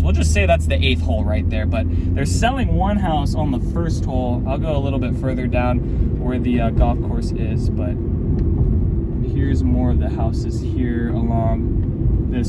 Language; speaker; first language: English; native; English